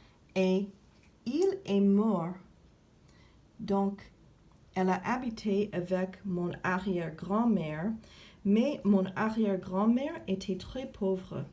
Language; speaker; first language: French; non-native, fluent; English